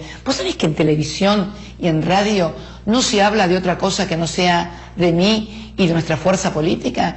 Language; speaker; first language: Spanish; native; Spanish